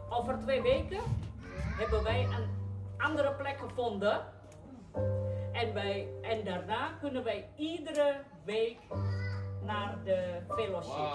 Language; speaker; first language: Dutch; non-native, fluent; Indonesian